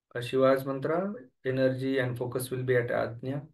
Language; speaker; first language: English; non-native, local second language; Marathi